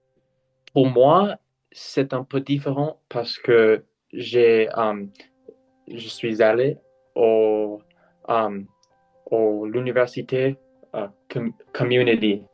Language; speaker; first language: French; non-native, learner; English